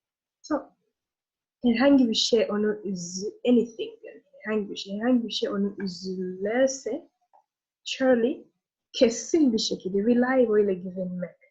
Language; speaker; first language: Turkish; non-native, learner; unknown